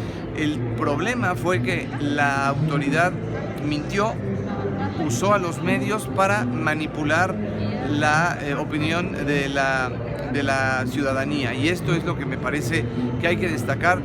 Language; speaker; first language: Spanish; native; Spanish